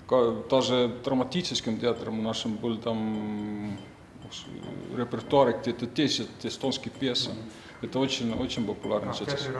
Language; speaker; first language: Russian; non-native, fluent; Estonian